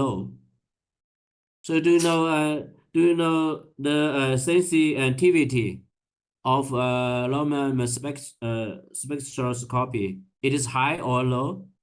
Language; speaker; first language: English; non-native, learner; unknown